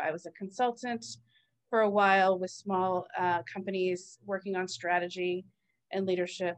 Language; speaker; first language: English; native; English